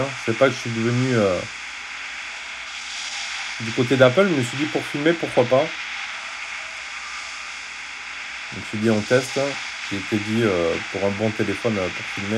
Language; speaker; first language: French; native; French